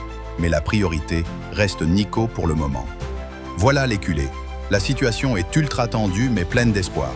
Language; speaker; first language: French; native; French